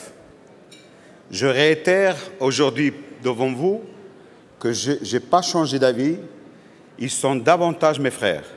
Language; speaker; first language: French; non-native, local second language; Arabic